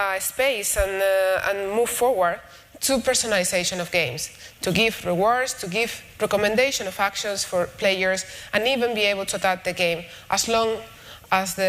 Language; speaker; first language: English; non-native, fluent; Spanish